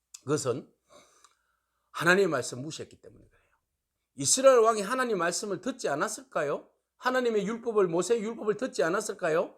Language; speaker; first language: Korean; native; Korean